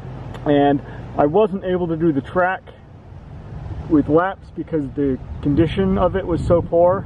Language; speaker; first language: English; native; English